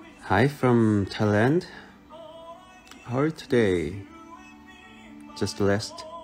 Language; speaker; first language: English; non-native, learner; Korean